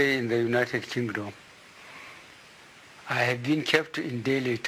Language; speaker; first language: English; non-native, local second language; Hausa